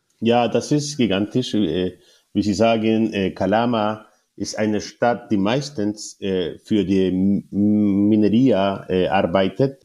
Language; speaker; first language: German; non-native, learner; Spanish